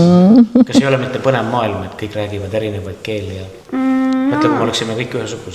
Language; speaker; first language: Estonian; native; Estonian